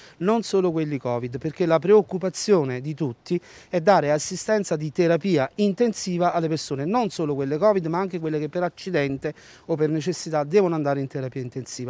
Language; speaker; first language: Italian; native; Italian